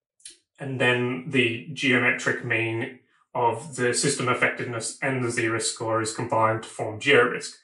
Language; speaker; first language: English; native; English